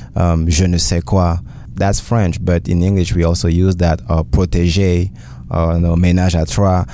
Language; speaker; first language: English; early bilingual, other home language; French